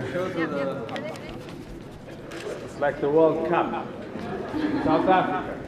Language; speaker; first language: English; non-native, fluent; Chinese